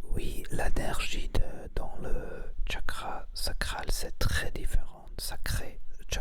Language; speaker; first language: French; non-native, learner; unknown